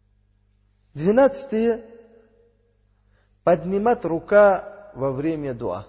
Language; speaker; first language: Russian; non-native, learner; Uzbek